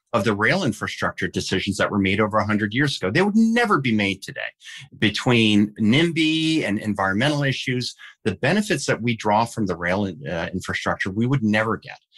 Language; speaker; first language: English; non-native, fluent; Danish